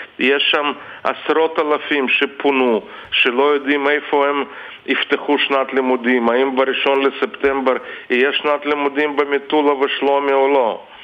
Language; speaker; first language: Hebrew; non-native, fluent; Russian